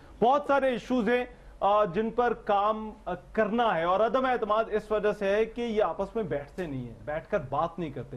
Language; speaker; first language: Urdu; native; Urdu